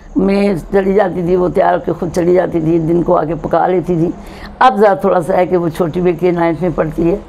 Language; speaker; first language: Urdu; non-native, local second language; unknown